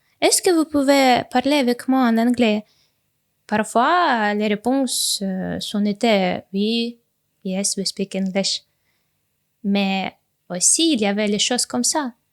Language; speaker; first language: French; non-native, learner; Ukrainian